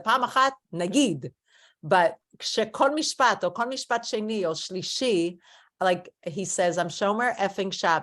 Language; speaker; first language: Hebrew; non-native, fluent; English